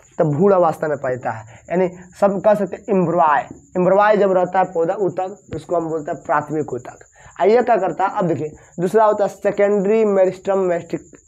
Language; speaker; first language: Hindi; native; Hindi